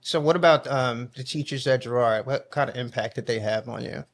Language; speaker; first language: English; native; English